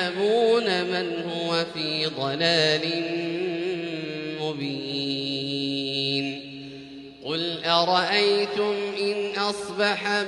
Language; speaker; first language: Arabic; native; Arabic